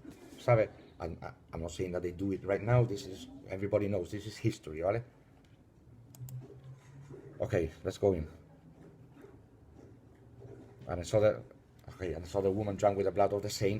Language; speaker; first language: English; non-native, fluent; Spanish